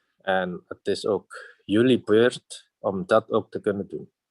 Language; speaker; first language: Dutch; non-native, fluent; Indonesian